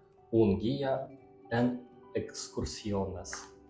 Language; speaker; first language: Spanish; non-native, learner; Russian